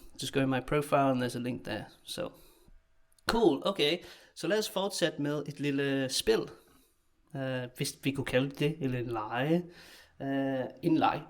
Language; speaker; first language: Danish; native; Danish